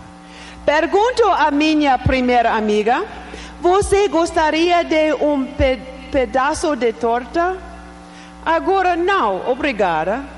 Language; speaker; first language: Portuguese; non-native, learner; English